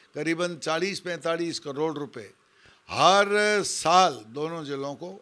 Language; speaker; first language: Hindi; native; Hindi